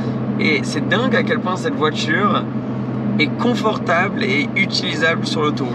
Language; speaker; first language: French; native; French